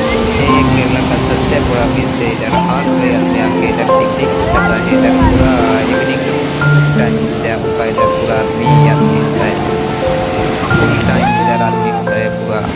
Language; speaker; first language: Hindi; non-native, local second language; Assamese